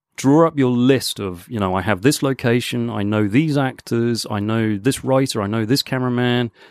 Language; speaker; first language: English; native; English